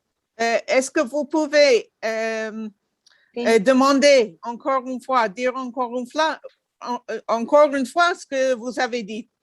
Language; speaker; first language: French; non-native, fluent; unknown